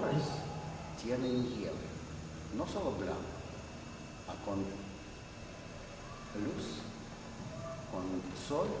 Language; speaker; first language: Spanish; non-native, learner; Russian